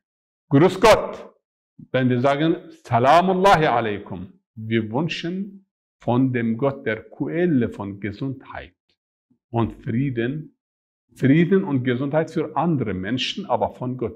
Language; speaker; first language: German; non-native, fluent; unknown